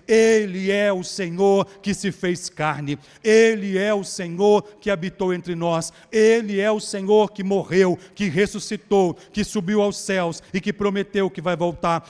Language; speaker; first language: Portuguese; native; Portuguese